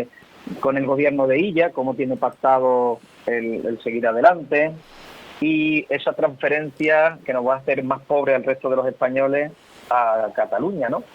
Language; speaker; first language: Spanish; native; Spanish